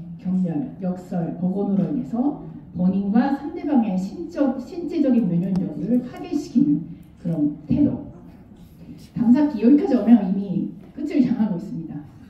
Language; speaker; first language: Korean; non-native, fluent; Japanese